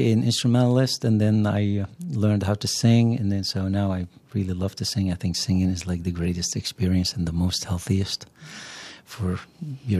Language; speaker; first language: English; non-native, fluent; Arabic